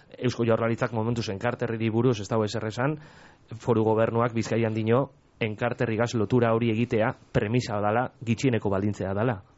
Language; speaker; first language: Basque; native; Basque